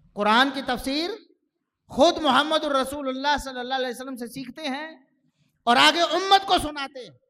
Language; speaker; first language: Urdu; native; Urdu